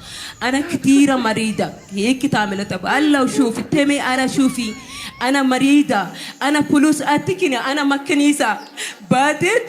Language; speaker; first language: Arabic; non-native, learner; Amharic